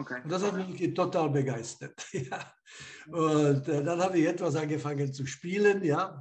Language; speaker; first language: German; non-native, fluent; Slovak